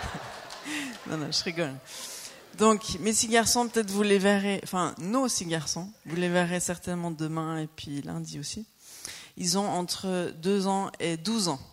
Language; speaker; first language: French; native; French